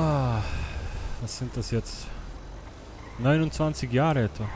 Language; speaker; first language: German; native; German